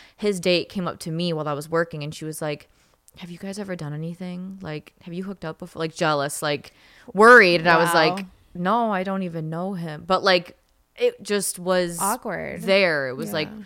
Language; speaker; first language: English; native; English